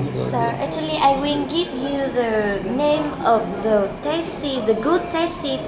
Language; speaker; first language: English; non-native, learner; Vietnamese